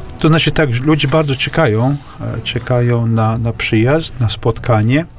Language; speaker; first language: Polish; non-native, fluent; Latvian